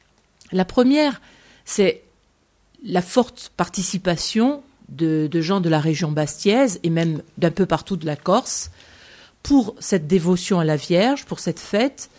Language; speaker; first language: French; native; French